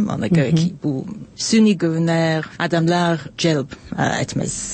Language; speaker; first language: Azerbaijani; non-native, learner; English